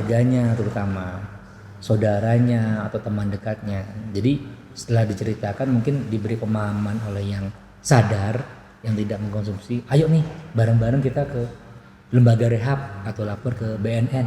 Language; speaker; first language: Indonesian; non-native, local second language; Banjar